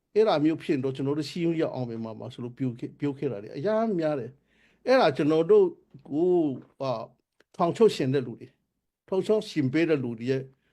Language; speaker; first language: Burmese; non-native, local second language; Hakha Chin